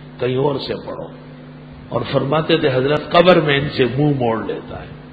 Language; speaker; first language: Urdu; non-native, local second language; Pashto